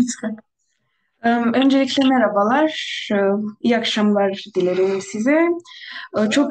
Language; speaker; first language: Turkish; non-native, learner; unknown